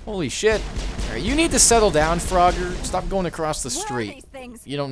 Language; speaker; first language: English; native; English